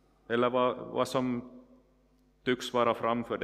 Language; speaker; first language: Swedish; non-native, local second language; Finnish